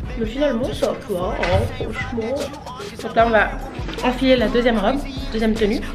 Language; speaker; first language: French; native; French